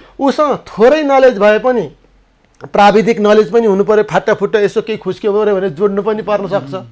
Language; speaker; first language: Nepali; native; Nepali